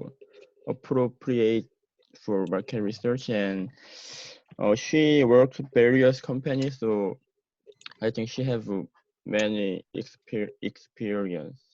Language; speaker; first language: English; non-native, learner; Korean